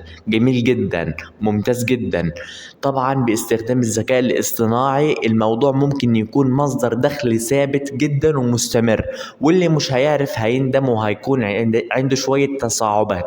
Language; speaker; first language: Arabic; native; Arabic